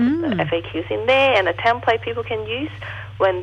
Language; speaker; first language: English; non-native, local second language; Cantonese